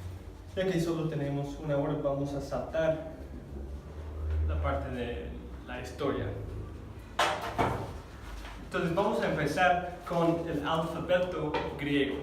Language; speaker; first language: Spanish; non-native, fluent; English